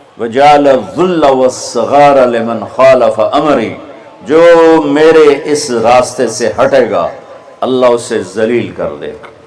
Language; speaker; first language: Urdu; non-native, local second language; Punjabi